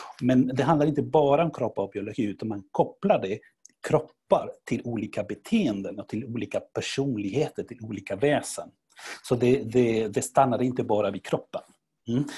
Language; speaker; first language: Swedish; non-native, fluent; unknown